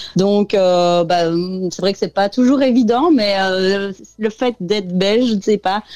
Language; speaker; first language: French; native; French